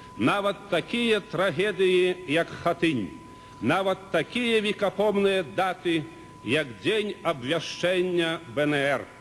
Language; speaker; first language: Belarusian; native; Belarusian